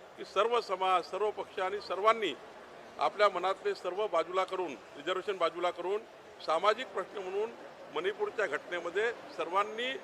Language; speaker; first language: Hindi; non-native, local second language; Marathi